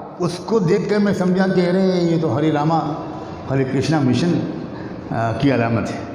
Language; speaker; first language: Urdu; native; Urdu